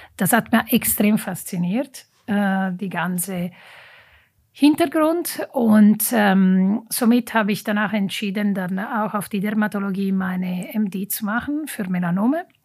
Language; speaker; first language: German; non-native, fluent; Italian